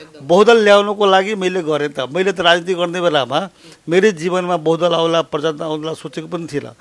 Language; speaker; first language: Nepali; non-native, local second language; Maithili